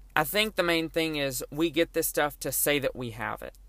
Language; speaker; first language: English; native; English